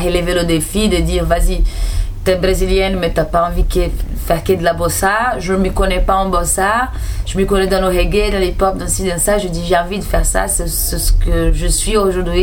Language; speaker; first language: French; non-native, fluent; Portuguese